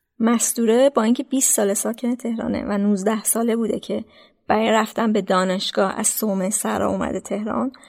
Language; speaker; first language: Persian; native; Persian